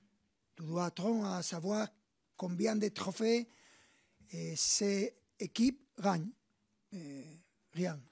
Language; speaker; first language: French; non-native, fluent; Spanish